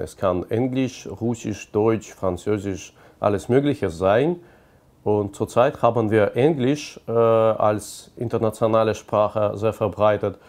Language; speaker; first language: German; non-native, fluent; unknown